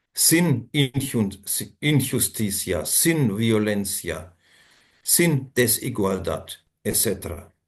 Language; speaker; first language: Spanish; non-native, fluent; German